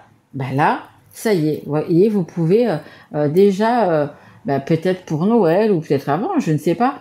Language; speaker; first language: French; native; French